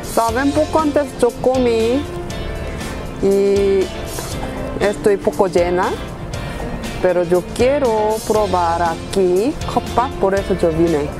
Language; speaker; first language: Spanish; non-native, learner; Korean